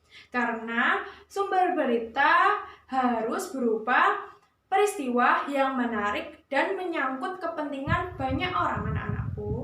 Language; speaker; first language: Indonesian; native; Indonesian